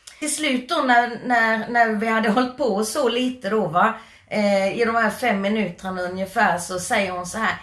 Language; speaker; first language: Swedish; native; Swedish